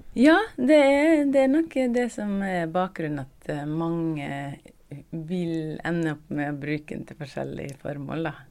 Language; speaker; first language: Norwegian; native; Norwegian